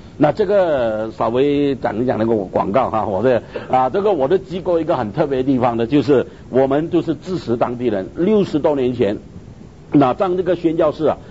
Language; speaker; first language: Chinese; native; Chinese